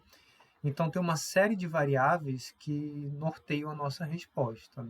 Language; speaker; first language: Portuguese; native; Portuguese